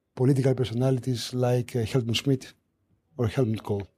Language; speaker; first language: English; non-native, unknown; Greek